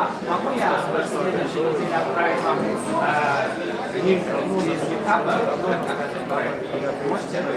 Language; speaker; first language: Russian; non-native, local second language; Uzbek